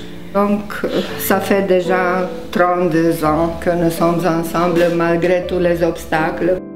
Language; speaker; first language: French; non-native, fluent; Romanian